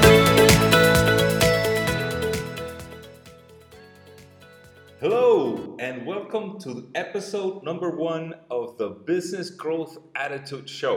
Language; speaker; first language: English; non-native, fluent; Spanish